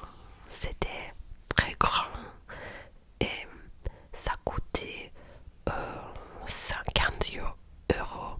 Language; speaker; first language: French; non-native, learner; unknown